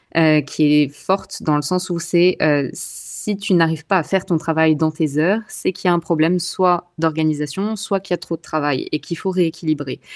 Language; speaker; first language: French; native; French